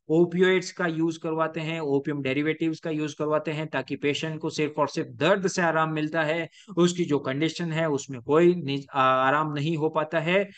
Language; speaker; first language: Hindi; native; Hindi